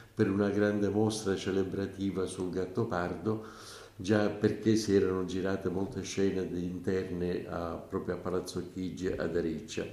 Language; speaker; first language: Italian; native; Italian